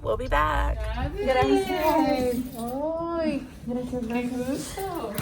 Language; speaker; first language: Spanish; early bilingual, heritage; Spanish